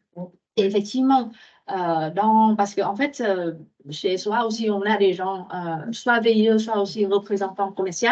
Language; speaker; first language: French; non-native, fluent; Vietnamese